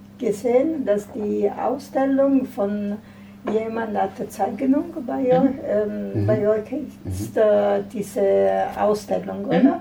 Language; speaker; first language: German; non-native, fluent; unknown